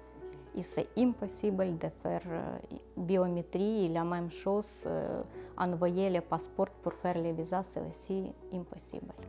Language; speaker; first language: French; non-native, learner; Ukrainian